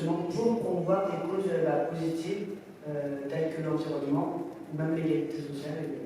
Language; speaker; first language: French; native; French